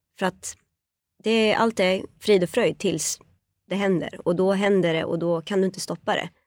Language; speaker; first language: Swedish; early bilingual, other home language; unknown